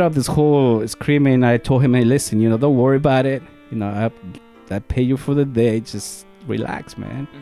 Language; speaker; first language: English; non-native, fluent; Spanish